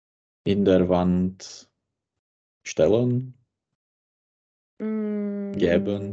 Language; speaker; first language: German; non-native, learner; Czech